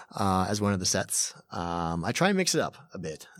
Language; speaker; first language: English; native; English